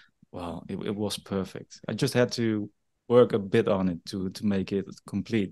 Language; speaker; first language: English; non-native, fluent; Dutch